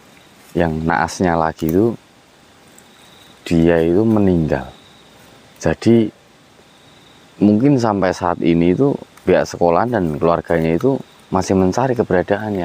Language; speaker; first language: Indonesian; native; Indonesian